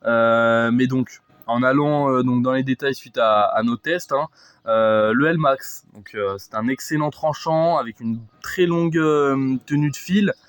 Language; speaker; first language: French; native; French